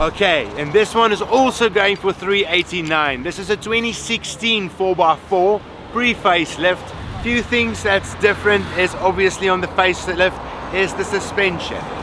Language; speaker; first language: English; non-native, local second language; Afrikaans